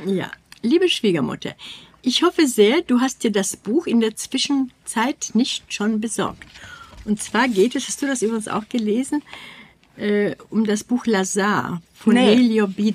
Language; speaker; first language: German; native; German